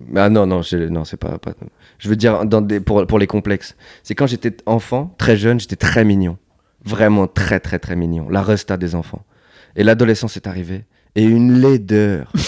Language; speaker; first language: French; native; French